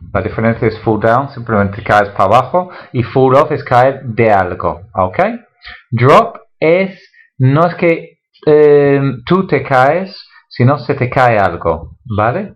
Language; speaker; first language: Spanish; non-native, fluent; English